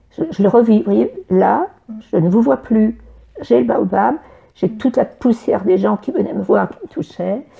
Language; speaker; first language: French; native; French